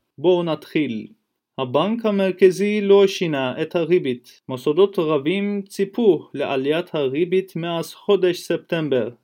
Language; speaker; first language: Hebrew; non-native, fluent; Turkish